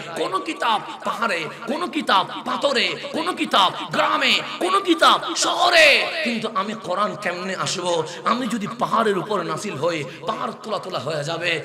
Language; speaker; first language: Bangla; non-native, local second language; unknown